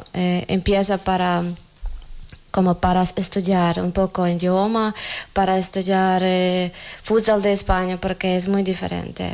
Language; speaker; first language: Spanish; non-native, learner; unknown